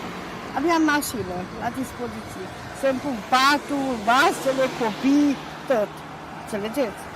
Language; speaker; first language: Romanian; non-native, local second language; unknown